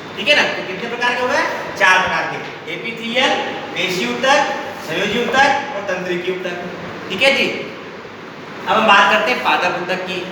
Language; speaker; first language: Hindi; native; Hindi